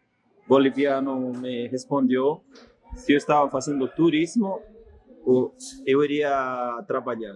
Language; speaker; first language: Portuguese; non-native, fluent; Spanish